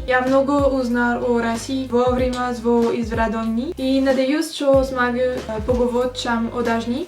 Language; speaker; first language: Russian; non-native, learner; French